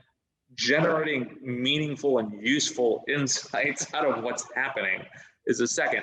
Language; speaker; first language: English; native; English